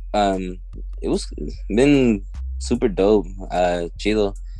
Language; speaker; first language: English; early bilingual, other home language; Spanish